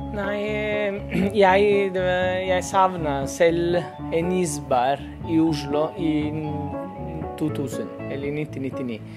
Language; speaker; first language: Norwegian; non-native, fluent; Italian